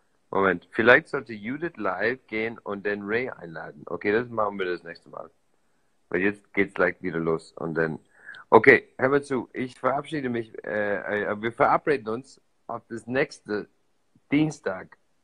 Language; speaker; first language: German; non-native, fluent; English